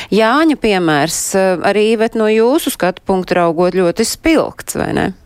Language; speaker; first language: Latvian; native; Latvian